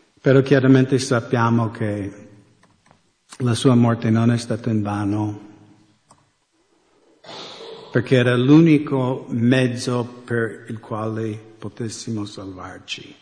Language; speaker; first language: Italian; non-native, fluent; English